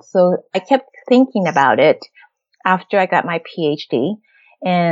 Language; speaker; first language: English; non-native, fluent; Japanese